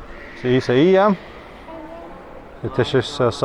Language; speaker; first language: Turkish; non-native, learner; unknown